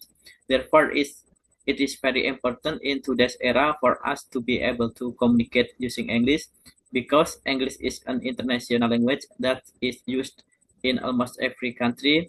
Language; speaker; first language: English; non-native, learner; Indonesian